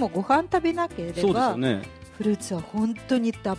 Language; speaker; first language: Japanese; non-native, fluent; Russian